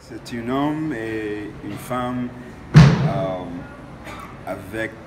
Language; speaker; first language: French; non-native, learner; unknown